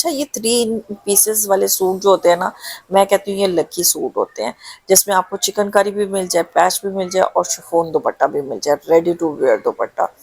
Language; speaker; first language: Urdu; non-native, local second language; Punjabi